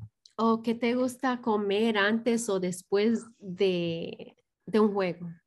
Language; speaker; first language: Spanish; early bilingual, heritage; Spanish